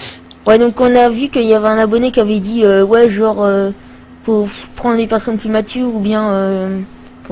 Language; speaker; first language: French; native; French